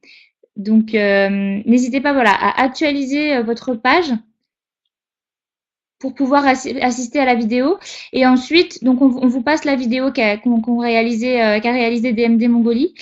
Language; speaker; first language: French; native; French